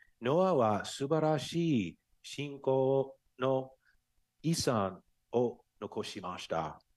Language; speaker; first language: Japanese; non-native, fluent; English